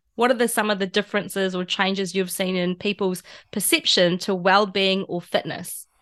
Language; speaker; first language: English; native; English